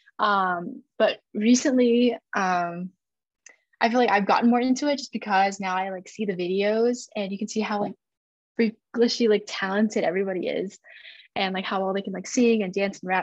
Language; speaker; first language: English; early bilingual, other home language; Chinese